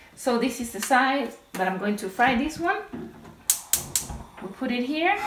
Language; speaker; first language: English; non-native, fluent; Spanish